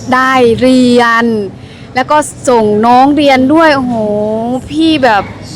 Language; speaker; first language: Thai; native; Thai